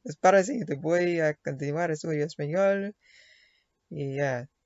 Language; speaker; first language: Spanish; non-native, learner; English